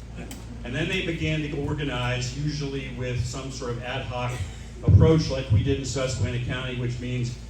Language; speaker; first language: English; native; English